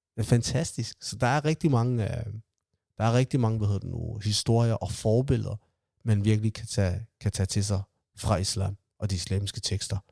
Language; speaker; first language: Danish; early bilingual, other home language; Somali